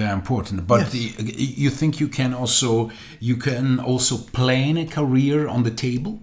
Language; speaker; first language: English; non-native, learner; German